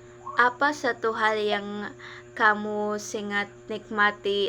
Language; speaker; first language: Indonesian; non-native, learner; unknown